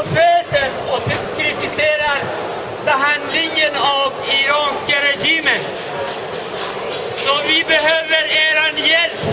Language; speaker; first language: Swedish; non-native, fluent; Persian